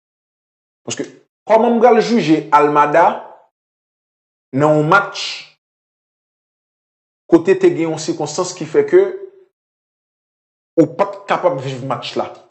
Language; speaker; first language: French; non-native, local second language; Haitian Creole